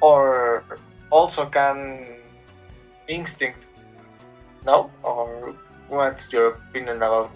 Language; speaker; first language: English; non-native, learner; Spanish